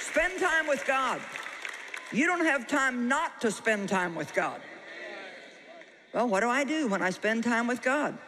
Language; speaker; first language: English; native; English